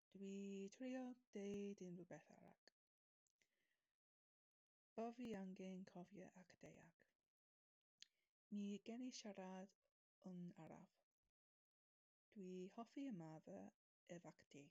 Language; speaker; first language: Welsh; non-native, learner; English